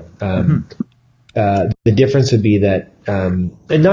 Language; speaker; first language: English; native; English